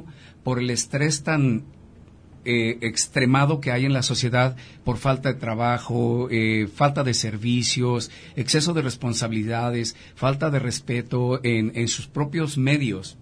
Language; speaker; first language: Spanish; native; Spanish